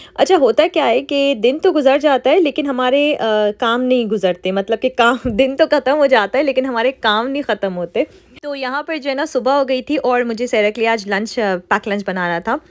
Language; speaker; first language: Urdu; native; Urdu